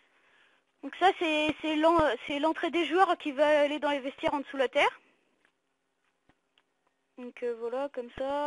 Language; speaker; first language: French; native; French